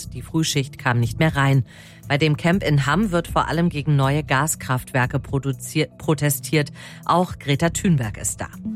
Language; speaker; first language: German; native; German